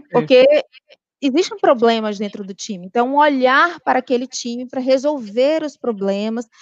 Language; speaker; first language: Portuguese; native; Portuguese